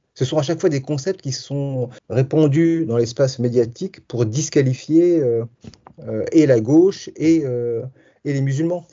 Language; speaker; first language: French; early bilingual, other home language; Tachelhit